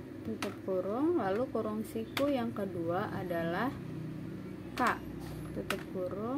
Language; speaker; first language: Indonesian; native; Indonesian